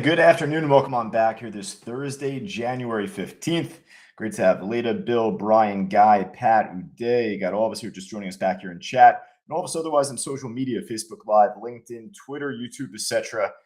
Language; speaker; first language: English; native; English